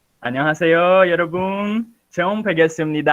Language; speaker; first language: Korean; non-native, fluent; Portuguese